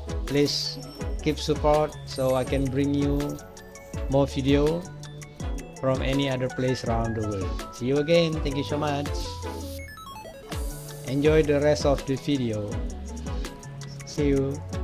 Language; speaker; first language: English; non-native, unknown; Indonesian